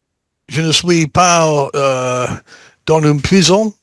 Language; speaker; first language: French; non-native, learner; English